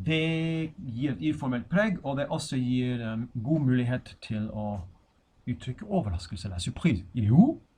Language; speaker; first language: Norwegian; non-native, fluent; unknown